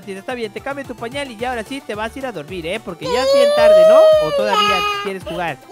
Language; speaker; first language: Spanish; native; Spanish